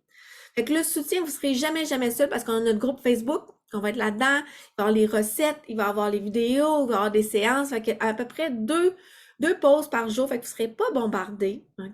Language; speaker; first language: French; native; French